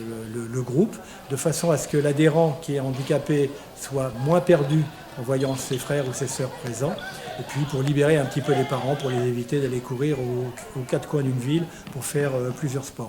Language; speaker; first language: French; native; French